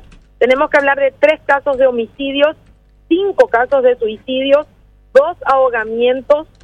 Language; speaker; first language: Spanish; native; Spanish